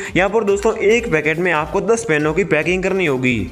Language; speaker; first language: Hindi; native; Hindi